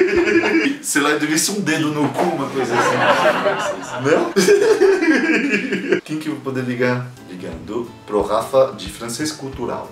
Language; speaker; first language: Portuguese; non-native, fluent; French